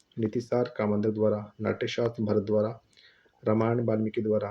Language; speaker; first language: Hindi; native; Hindi